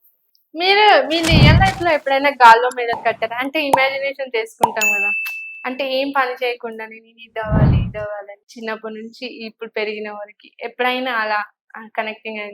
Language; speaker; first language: Telugu; native; Telugu